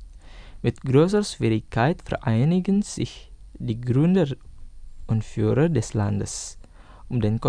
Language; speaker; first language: German; non-native, fluent; Indonesian